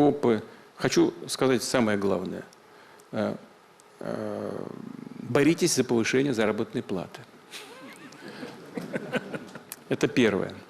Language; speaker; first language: Russian; native; Russian